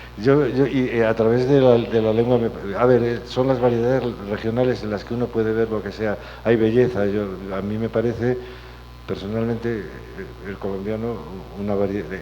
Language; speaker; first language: Spanish; native; Spanish